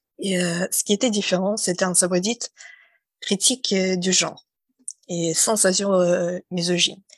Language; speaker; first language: French; non-native, fluent; Russian